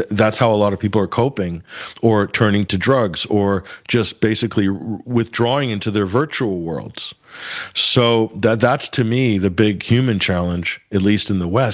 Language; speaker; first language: English; native; English